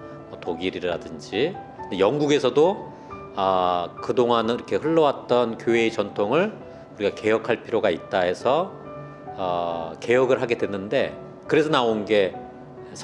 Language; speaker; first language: Korean; native; Korean